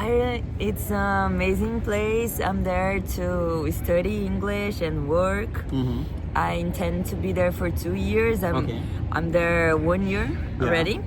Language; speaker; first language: English; non-native, fluent; Portuguese